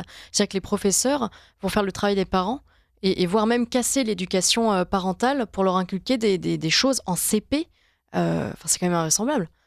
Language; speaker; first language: French; native; French